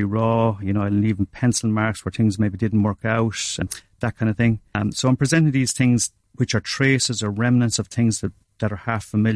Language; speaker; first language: English; native; English